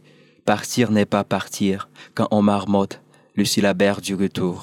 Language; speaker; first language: French; non-native, local second language; Haitian Creole